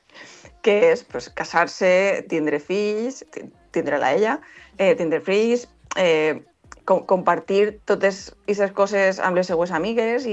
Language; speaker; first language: Catalan; non-native, local second language; Spanish